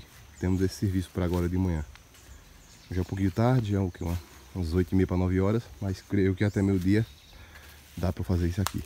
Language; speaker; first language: Portuguese; native; Portuguese